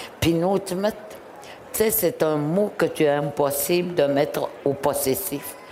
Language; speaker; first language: French; non-native, local second language; Innu-aimun